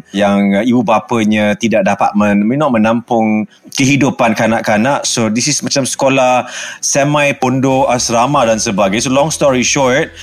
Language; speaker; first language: Malay; early bilingual, other home language; German